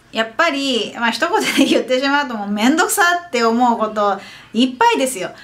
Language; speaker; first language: Japanese; native; Japanese